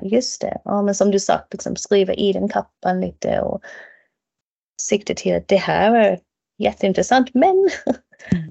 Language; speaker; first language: Swedish; non-native, fluent; English